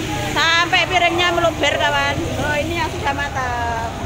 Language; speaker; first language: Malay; non-native, local second language; Javanese